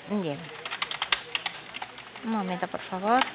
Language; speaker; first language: Spanish; native; Spanish